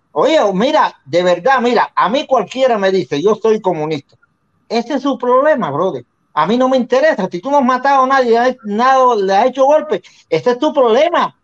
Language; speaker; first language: Spanish; native; Spanish